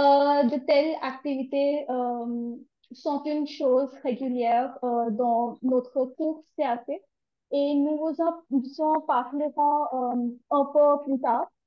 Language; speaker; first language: French; non-native, learner; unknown